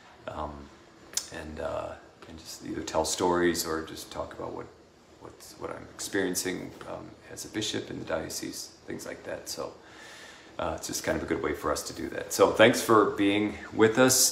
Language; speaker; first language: English; native; English